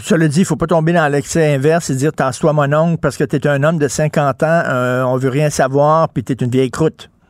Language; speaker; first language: French; native; French